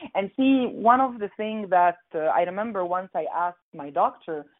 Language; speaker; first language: English; non-native, fluent; Arabic